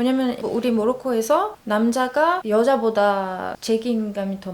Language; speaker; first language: Korean; non-native, learner; Arabic